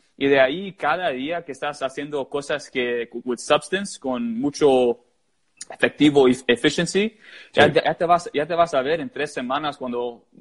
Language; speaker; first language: Spanish; early bilingual, heritage; English